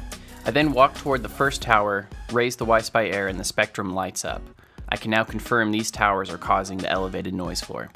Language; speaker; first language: English; native; English